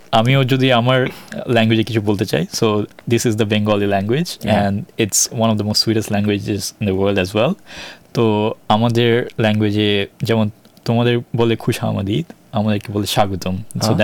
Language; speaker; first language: English; non-native, local second language; Bangla